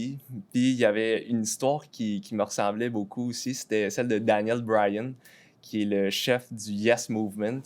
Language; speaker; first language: French; native; French